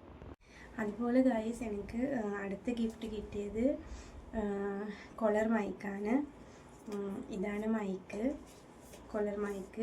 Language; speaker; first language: Malayalam; non-native, learner; Tamil